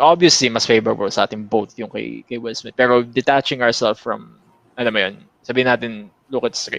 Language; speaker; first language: Filipino; native; Filipino